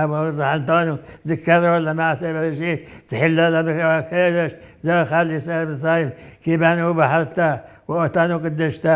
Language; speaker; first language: Hebrew; non-native, fluent; Arabic